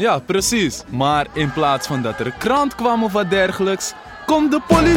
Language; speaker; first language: Dutch; native; Dutch